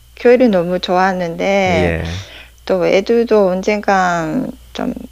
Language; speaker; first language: Korean; non-native, learner; Japanese